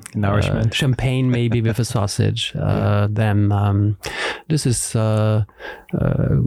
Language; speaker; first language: English; non-native, fluent; German